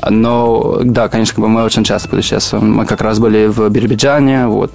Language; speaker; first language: Russian; non-native, fluent; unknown